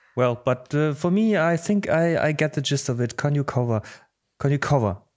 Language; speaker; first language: English; non-native, fluent; Polish